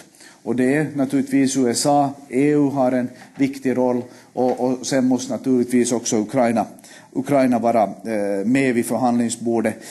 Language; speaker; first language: Swedish; native; Swedish